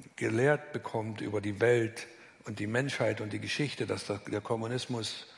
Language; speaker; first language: German; native; German